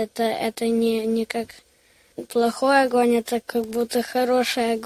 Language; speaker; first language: Russian; early bilingual, heritage; Russian